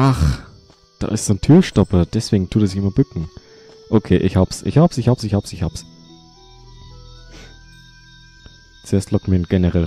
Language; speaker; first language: German; native; German